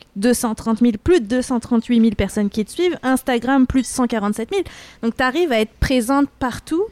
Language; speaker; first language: French; native; French